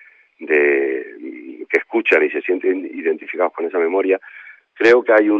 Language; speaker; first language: Spanish; native; Spanish